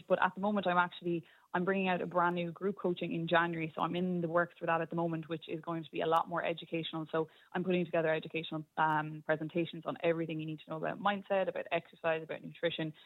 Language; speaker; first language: English; native; English